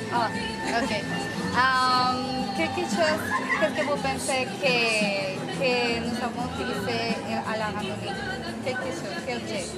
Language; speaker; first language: French; non-native, learner; Spanish